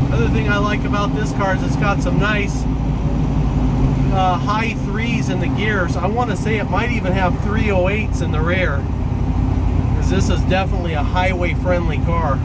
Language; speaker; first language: English; native; English